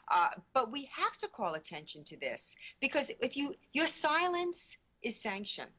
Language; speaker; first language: English; native; English